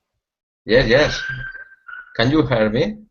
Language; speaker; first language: English; non-native, learner; Spanish